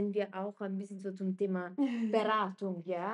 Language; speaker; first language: German; non-native, fluent; Italian